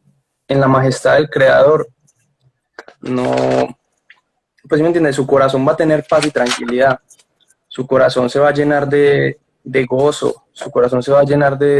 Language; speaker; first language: Spanish; native; Spanish